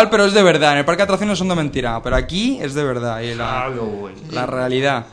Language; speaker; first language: Spanish; native; Spanish